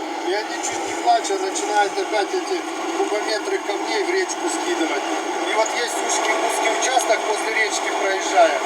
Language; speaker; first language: Russian; native; Russian